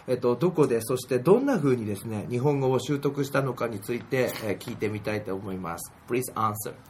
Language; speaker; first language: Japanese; native; Japanese